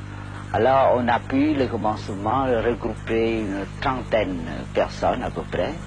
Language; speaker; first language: French; non-native, local second language; Khmer